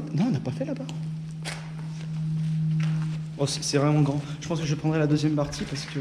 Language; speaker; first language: French; native; French